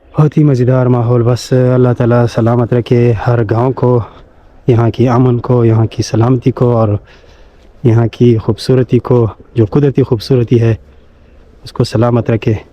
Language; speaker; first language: Urdu; non-native, local second language; Pashto